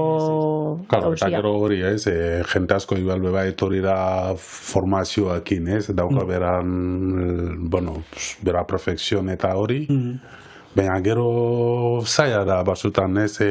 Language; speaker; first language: Basque; non-native, learner; Wolof